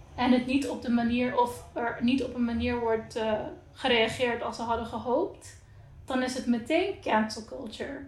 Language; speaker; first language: Dutch; non-native, local second language; Papiamento